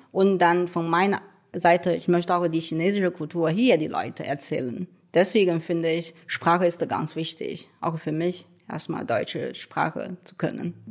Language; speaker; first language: German; non-native, fluent; Chinese